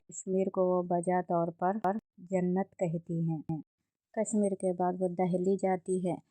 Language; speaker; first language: Urdu; native; Urdu